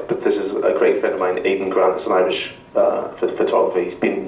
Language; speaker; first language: English; native; English